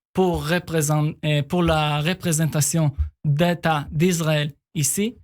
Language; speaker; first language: French; non-native, fluent; Hebrew